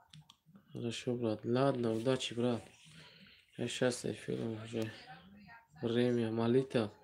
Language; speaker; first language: Russian; non-native, learner; Tajik